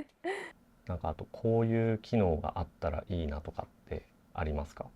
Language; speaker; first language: Japanese; native; Japanese